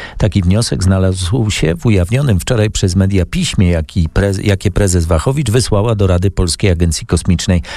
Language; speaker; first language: Polish; native; Polish